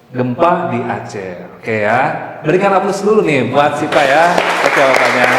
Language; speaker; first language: Indonesian; native; Indonesian